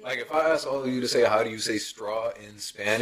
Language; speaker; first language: English; early bilingual, other home language; Spanish